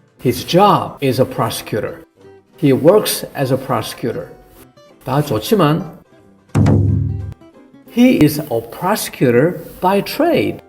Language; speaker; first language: English; non-native, fluent; Korean